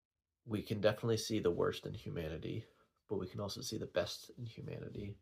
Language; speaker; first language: English; native; English